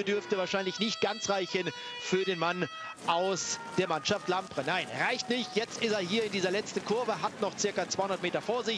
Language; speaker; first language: German; native; German